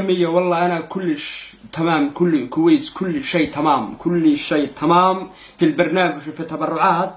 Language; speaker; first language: Arabic; non-native, learner; Somali